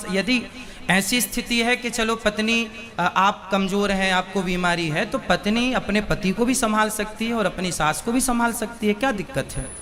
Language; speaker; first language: Hindi; native; Hindi